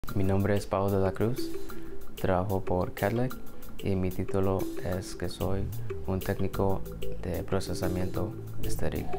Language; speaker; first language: Spanish; early bilingual, heritage; Spanish